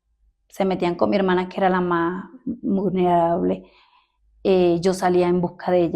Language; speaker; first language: Spanish; native; Spanish